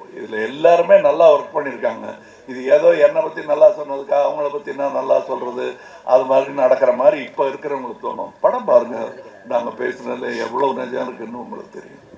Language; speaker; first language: Tamil; native; Tamil